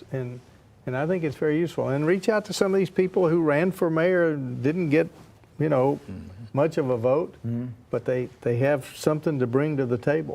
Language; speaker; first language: English; native; English